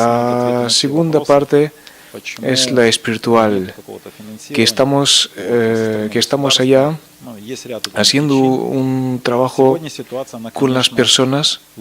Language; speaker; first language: Spanish; non-native, fluent; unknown